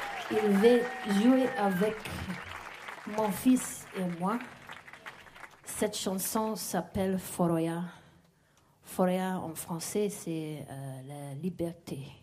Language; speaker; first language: French; non-native, learner; Mandingo